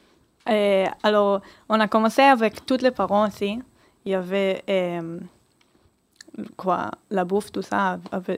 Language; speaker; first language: French; early bilingual, heritage; Hebrew